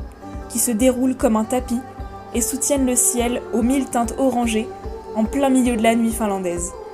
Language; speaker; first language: French; native; French